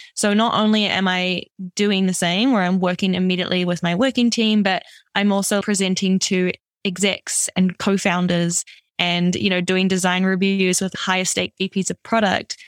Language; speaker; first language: English; native; English